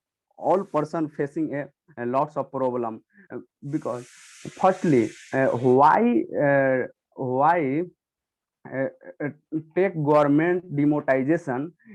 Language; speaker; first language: English; non-native, learner; Hindi